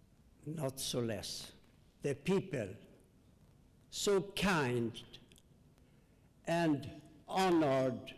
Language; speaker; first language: English; non-native, learner; Swedish